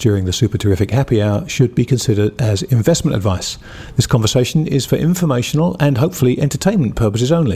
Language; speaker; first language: English; native; English